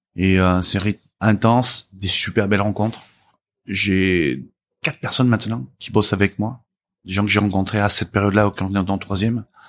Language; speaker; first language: French; early bilingual, other home language; Korean